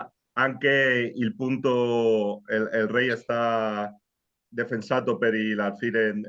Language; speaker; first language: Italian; non-native, learner; Spanish